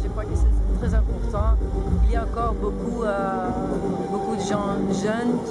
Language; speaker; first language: French; non-native, local second language; Dutch